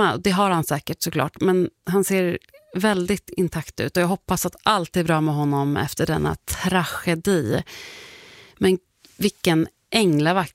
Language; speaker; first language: Swedish; native; Swedish